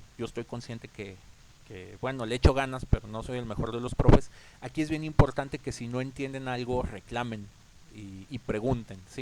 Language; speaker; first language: Spanish; native; Spanish